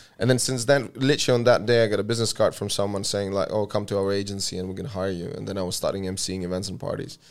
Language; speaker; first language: English; non-native, fluent; Russian